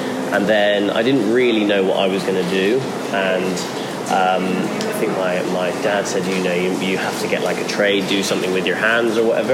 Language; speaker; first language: English; native; English